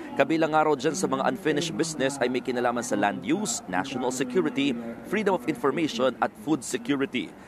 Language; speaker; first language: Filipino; native; Filipino